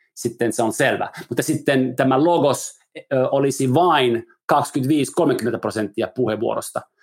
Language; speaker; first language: Finnish; non-native, fluent; English